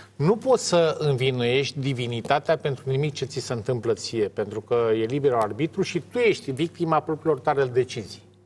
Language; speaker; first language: Romanian; native; Romanian